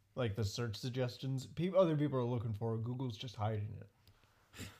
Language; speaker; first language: English; native; English